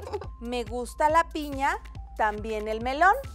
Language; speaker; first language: Spanish; native; Spanish